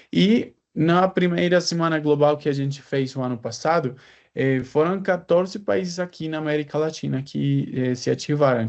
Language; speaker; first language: Portuguese; non-native, fluent; Spanish